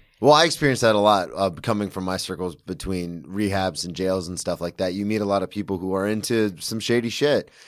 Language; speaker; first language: English; native; English